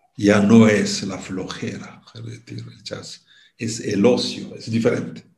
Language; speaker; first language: Spanish; non-native, fluent; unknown